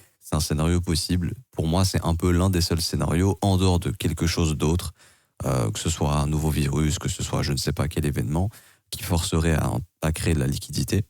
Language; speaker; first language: French; native; French